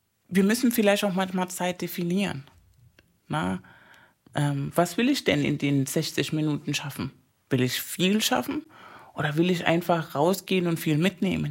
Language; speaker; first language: German; non-native, fluent; Spanish